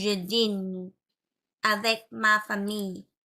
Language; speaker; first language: French; non-native, learner; Vietnamese